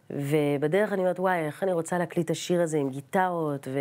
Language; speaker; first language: Hebrew; native; Hebrew